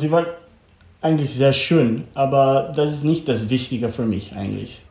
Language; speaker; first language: German; non-native, learner; Portuguese